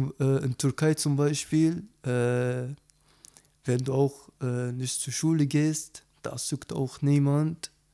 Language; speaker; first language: German; non-native, learner; Arabic